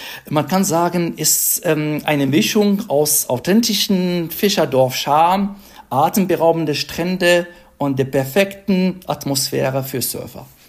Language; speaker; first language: German; non-native, fluent; Arabic